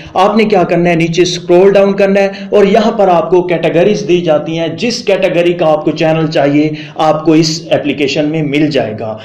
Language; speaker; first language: Urdu; non-native, local second language; Punjabi